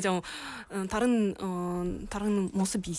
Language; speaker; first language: Korean; non-native, learner; Russian